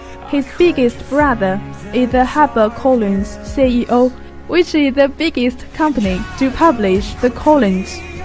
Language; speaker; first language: English; non-native, learner; Chinese